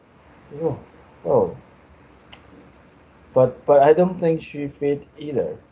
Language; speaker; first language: English; non-native, fluent; Chinese